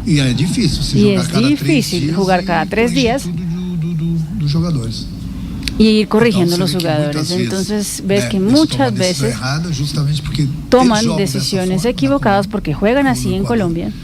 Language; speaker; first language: Spanish; non-native, learner; Portuguese